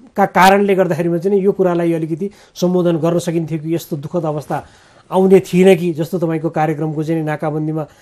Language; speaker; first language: Nepali; native; Nepali